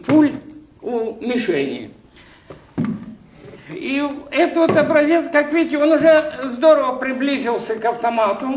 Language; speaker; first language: Russian; native; Russian